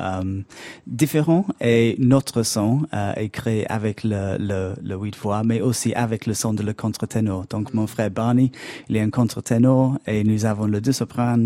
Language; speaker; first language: French; non-native, learner; English